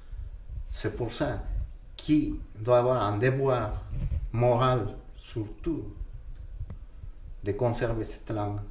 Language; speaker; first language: French; non-native, fluent; Quechua